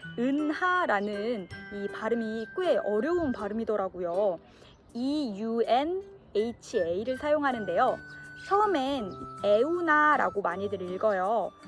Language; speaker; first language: Korean; early bilingual, heritage; Korean